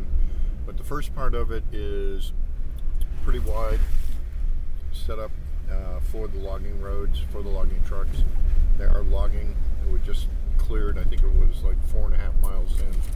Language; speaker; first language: English; native; English